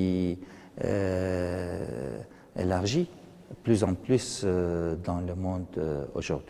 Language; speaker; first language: French; non-native, fluent; Arabic